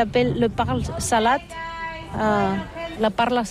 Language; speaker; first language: French; non-native, learner; Catalan